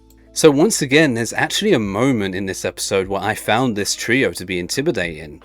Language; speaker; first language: English; native; English